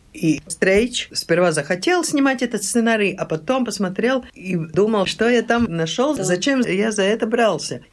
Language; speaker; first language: Russian; non-native, local second language; Latvian